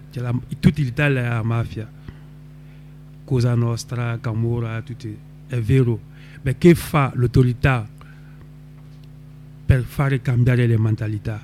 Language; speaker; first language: Italian; non-native, local second language; French